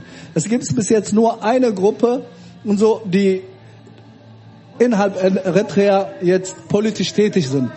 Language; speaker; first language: German; early bilingual, other home language; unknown